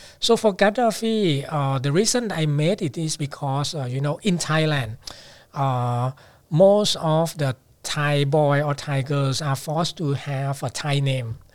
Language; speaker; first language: English; non-native, fluent; Thai